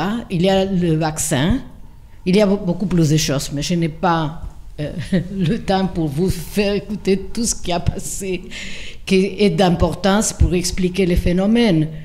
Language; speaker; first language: French; non-native, fluent; Spanish